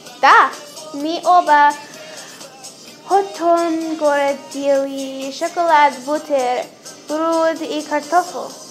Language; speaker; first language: Russian; non-native, learner; English